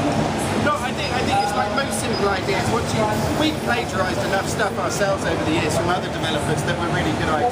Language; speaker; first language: English; native; English